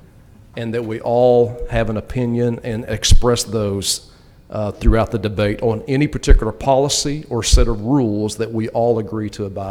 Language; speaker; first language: English; native; English